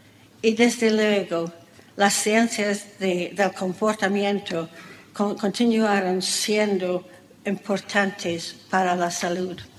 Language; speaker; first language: Spanish; non-native, fluent; English